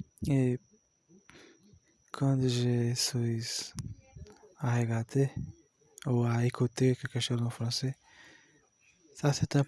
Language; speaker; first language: French; non-native, learner; Portuguese